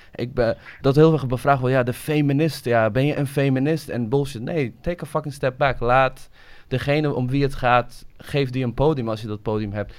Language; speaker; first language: Dutch; early bilingual, other home language; Somali